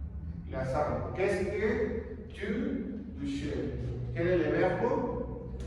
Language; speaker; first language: French; non-native, learner; Spanish